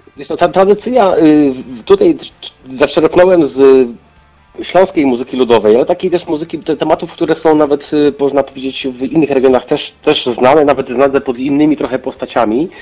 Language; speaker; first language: Polish; native; Polish